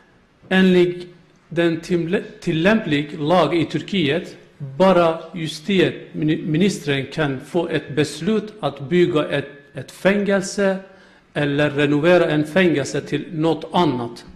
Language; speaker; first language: Swedish; non-native, learner; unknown